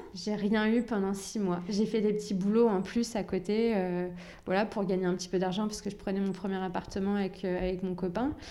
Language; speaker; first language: French; early bilingual, other home language; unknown